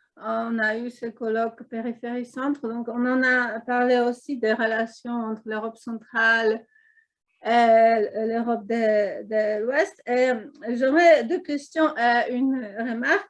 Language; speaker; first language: French; non-native, fluent; Polish